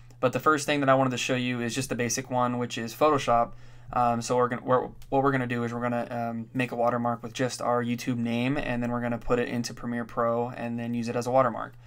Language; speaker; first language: English; native; English